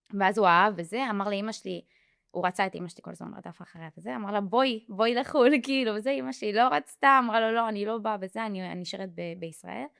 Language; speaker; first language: Hebrew; early bilingual, heritage; Hebrew